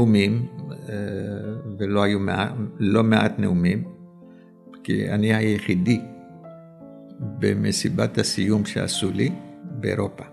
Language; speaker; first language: Hebrew; early bilingual, other home language; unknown